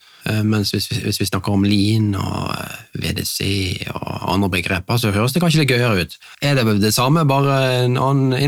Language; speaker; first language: Norwegian; native; Norwegian